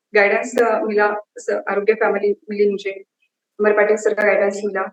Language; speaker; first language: Hindi; non-native, local second language; Marathi